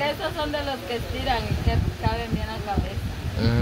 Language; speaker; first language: Spanish; native; Spanish